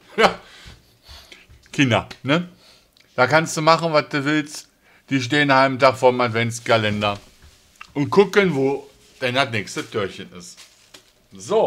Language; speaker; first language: German; native; German